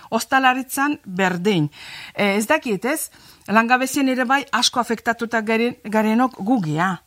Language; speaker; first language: Basque; non-native, fluent; Azerbaijani